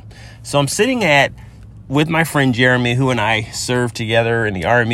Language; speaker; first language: English; native; English